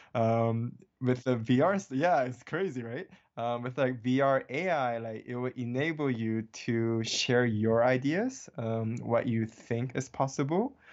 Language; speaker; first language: English; early bilingual, other home language; Korean